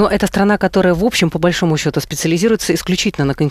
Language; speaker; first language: Russian; native; Russian